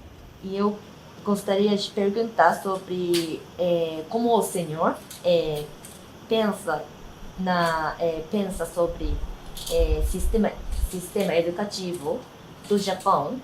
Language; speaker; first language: Portuguese; non-native, learner; Japanese